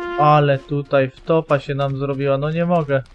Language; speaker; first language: Polish; native; Polish